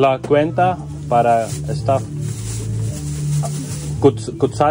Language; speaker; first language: Spanish; non-native, learner; Hindi